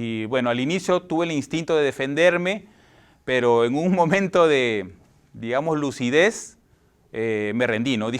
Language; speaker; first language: Spanish; native; Spanish